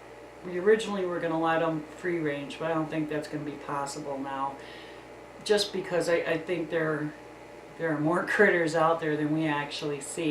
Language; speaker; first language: English; native; English